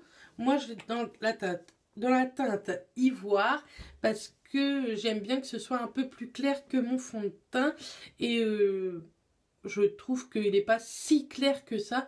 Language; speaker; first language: French; native; French